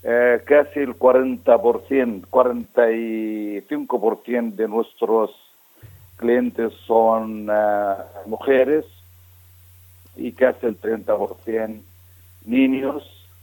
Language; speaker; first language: Spanish; non-native, fluent; Arabic